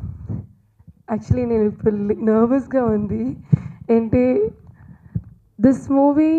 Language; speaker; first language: Telugu; non-native, learner; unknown